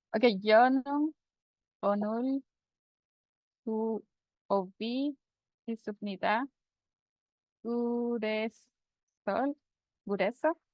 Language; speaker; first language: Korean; non-native, learner; Spanish